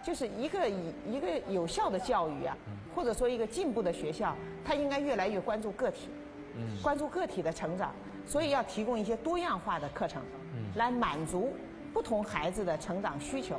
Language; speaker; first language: Chinese; native; Chinese